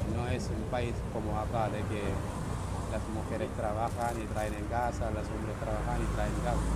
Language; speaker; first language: Spanish; non-native, fluent; Wolof